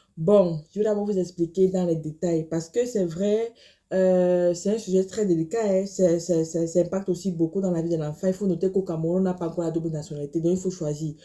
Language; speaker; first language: French; native; French